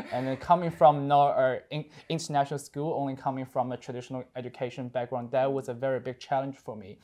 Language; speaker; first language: English; non-native, fluent; Chinese